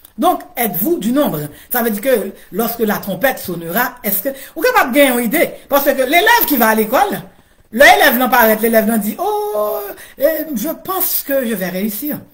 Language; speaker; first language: French; non-native, local second language; Haitian Creole